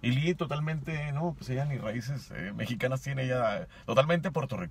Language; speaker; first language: Spanish; native; Spanish